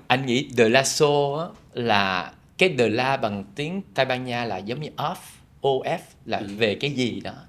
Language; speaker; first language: Vietnamese; early bilingual, heritage; Vietnamese